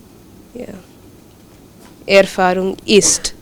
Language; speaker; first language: German; non-native, learner; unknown